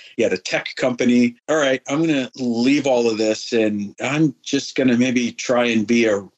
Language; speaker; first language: English; early bilingual, other home language; Persian